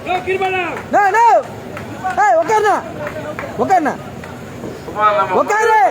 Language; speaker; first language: Tamil; native; Tamil